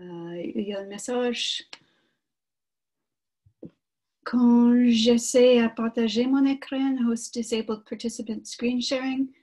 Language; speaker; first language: French; non-native, learner; English